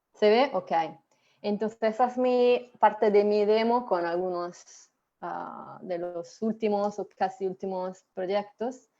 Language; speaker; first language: Spanish; non-native, fluent; Italian